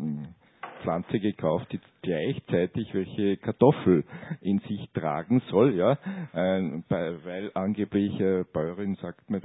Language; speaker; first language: German; non-native, learner; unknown